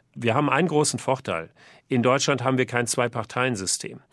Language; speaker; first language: German; native; German